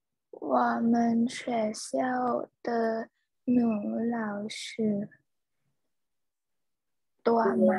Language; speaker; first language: Chinese; non-native, learner; Thai